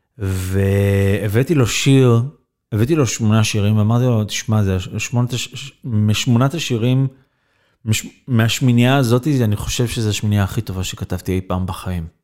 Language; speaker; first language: Hebrew; native; Hebrew